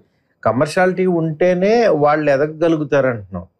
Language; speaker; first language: Telugu; native; Telugu